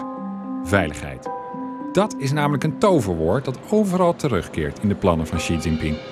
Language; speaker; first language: Dutch; native; Dutch